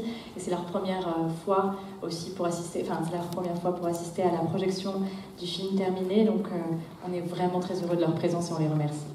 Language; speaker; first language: French; native; French